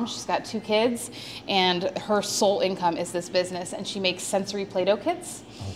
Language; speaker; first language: English; native; English